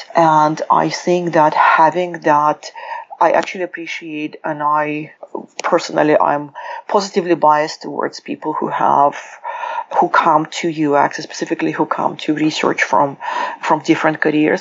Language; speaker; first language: English; non-native, fluent; Russian